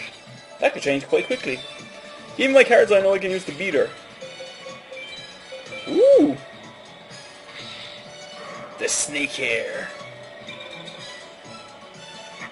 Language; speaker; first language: English; native; English